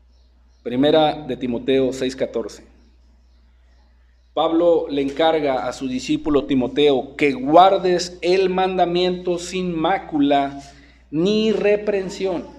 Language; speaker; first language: Spanish; native; Spanish